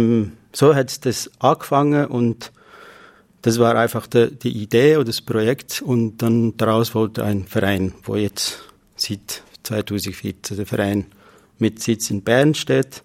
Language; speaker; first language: German; non-native, fluent; Kurdish